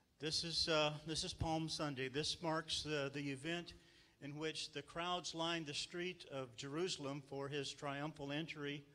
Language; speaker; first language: English; native; English